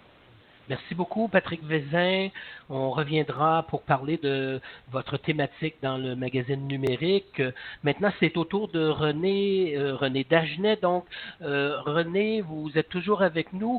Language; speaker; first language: French; native; French